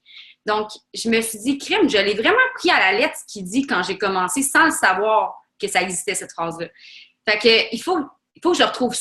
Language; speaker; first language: French; native; French